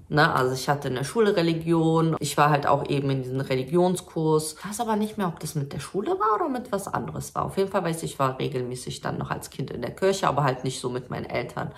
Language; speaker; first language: German; early bilingual, other home language; Polish